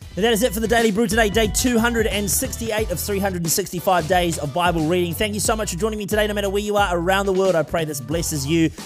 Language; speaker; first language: English; native; English